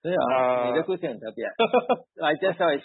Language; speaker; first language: Chinese; early bilingual, heritage; Chinese